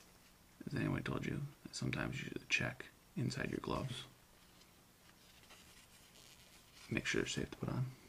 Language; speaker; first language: English; native; English